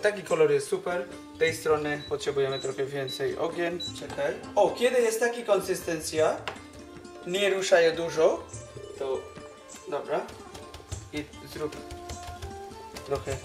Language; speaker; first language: Polish; non-native, learner; Bangla